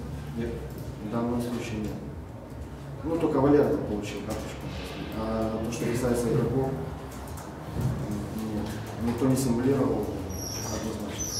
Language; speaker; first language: Russian; native; Russian